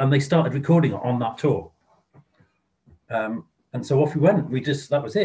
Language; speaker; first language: English; native; English